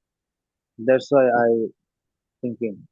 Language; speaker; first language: English; non-native, learner; Bangla